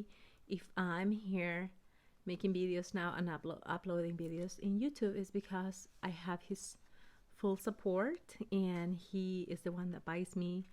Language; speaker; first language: English; early bilingual, other home language; Spanish